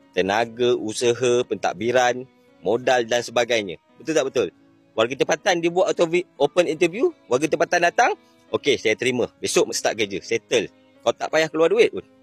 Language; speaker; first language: Malay; native; Malay